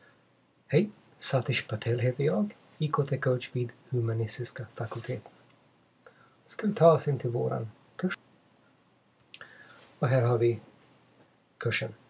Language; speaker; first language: Swedish; non-native, fluent; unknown